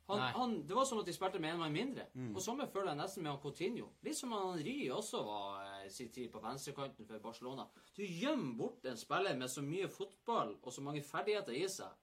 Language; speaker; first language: Norwegian; native; Norwegian